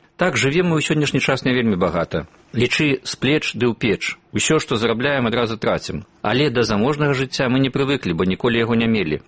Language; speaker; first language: Belarusian; native; Belarusian